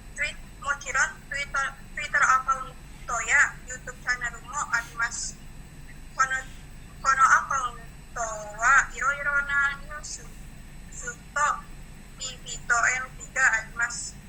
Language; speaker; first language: Japanese; non-native, learner; Indonesian